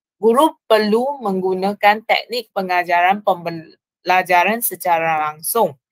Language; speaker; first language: Malay; non-native, local second language; Chinese